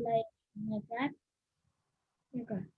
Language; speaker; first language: English; non-native, learner; Vietnamese